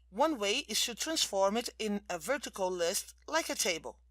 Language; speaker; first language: English; non-native, fluent; Portuguese